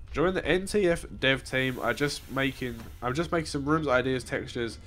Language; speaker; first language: English; native; English